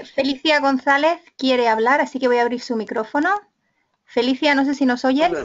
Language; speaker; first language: Spanish; native; Spanish